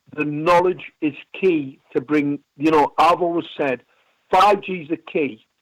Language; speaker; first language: English; native; English